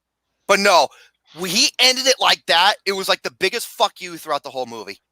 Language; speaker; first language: English; native; English